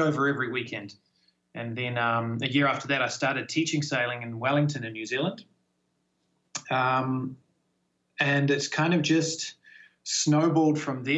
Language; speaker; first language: English; native; English